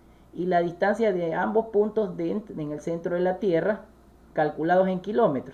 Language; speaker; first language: Spanish; native; Spanish